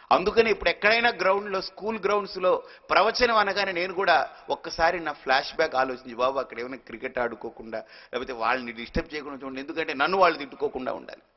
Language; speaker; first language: Telugu; native; Telugu